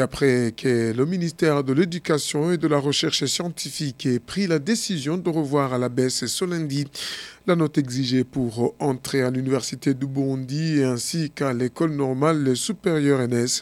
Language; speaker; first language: French; non-native, local second language; Rundi